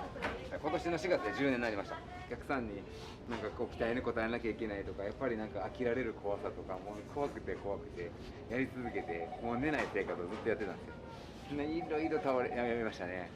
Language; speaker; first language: Japanese; native; Japanese